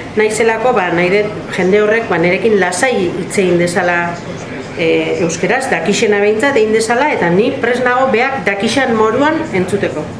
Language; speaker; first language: Basque; native; Basque